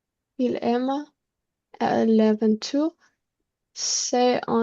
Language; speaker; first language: French; non-native, learner; Spanish